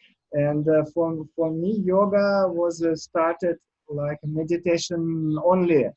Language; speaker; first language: English; non-native, learner; Russian